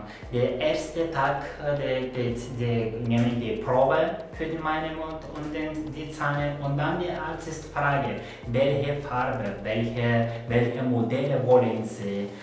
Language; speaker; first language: German; non-native, learner; Turkish